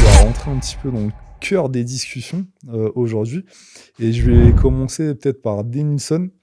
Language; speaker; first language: French; native; French